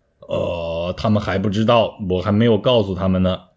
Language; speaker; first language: Chinese; native; Chinese